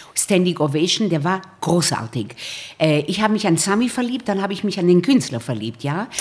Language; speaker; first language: German; early bilingual, other home language; Romanian